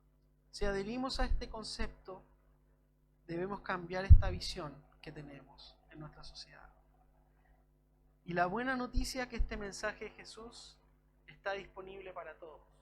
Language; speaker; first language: Spanish; native; Spanish